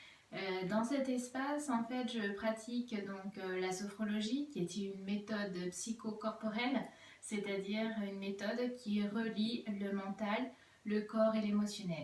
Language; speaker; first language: French; native; French